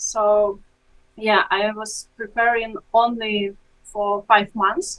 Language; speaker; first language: English; non-native, fluent; Ukrainian